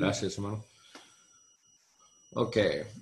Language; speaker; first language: Spanish; non-native, learner; English